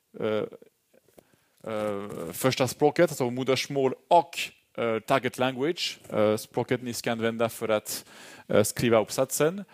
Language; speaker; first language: Swedish; non-native, fluent; French